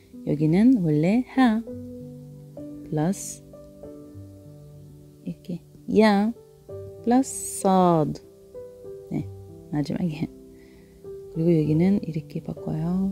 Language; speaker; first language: Korean; non-native, learner; Arabic